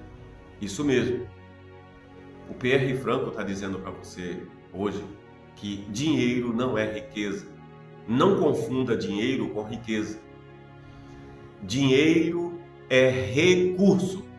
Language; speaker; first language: Portuguese; native; Portuguese